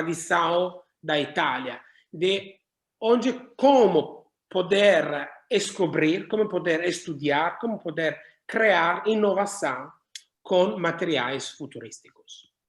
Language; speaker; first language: Portuguese; non-native, learner; Italian